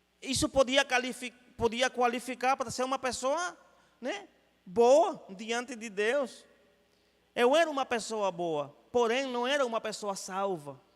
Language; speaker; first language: Portuguese; non-native, fluent; Spanish